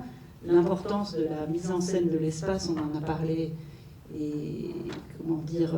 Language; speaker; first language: French; native; French